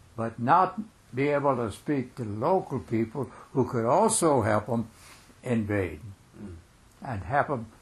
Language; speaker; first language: English; early bilingual, other home language; French